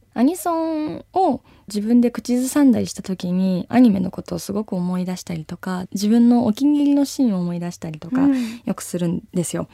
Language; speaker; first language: Japanese; native; Japanese